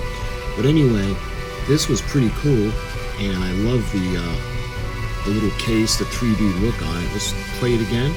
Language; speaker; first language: English; native; English